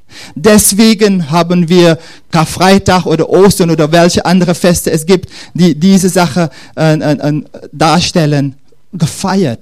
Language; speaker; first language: German; non-native, fluent; Dutch